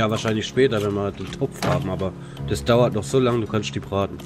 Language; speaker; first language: German; native; German